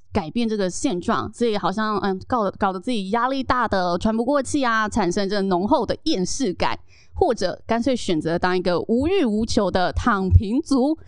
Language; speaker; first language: Chinese; native; Chinese